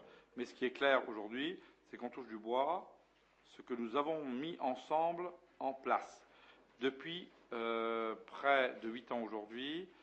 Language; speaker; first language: French; native; French